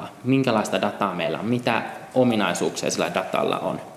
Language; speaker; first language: Finnish; native; Finnish